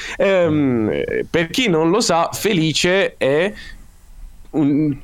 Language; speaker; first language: Italian; native; Italian